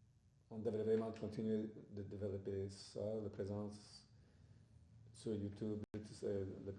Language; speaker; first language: French; non-native, fluent; English